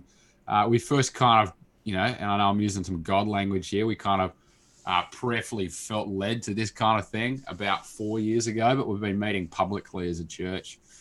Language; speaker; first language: English; native; English